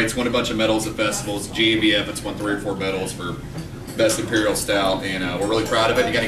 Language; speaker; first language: English; native; English